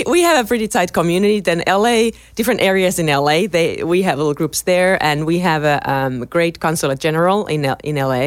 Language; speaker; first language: English; non-native, fluent; Finnish